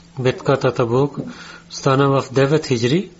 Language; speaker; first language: Bulgarian; non-native, learner; Urdu